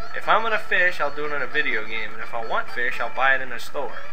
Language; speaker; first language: English; native; English